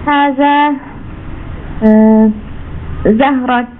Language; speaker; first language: Arabic; non-native, learner; Turkish